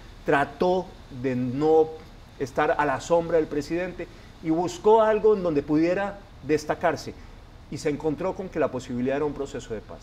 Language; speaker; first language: Spanish; native; Spanish